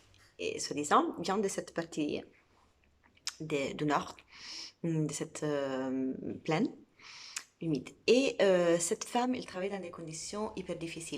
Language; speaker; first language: French; non-native, fluent; Italian